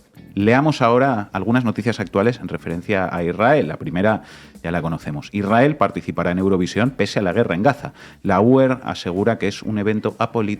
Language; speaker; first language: Spanish; native; Spanish